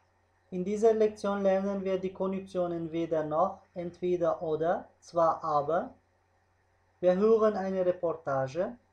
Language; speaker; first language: German; non-native, fluent; Uzbek